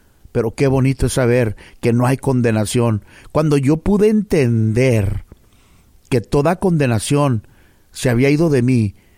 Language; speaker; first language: Spanish; early bilingual, heritage; Spanish